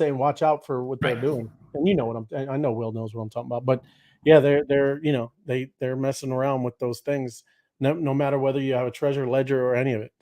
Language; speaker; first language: English; native; English